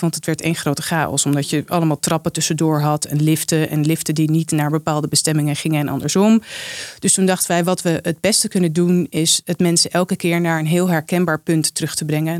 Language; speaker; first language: Dutch; native; Dutch